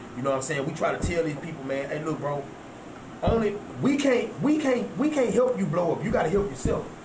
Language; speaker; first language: English; native; English